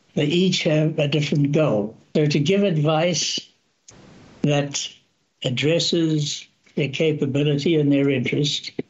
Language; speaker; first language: English; native; English